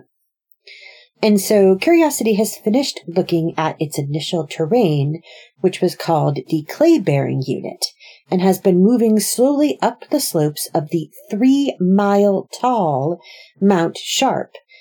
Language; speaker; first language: English; native; English